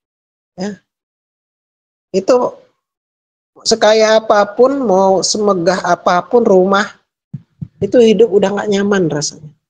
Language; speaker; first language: Indonesian; native; Indonesian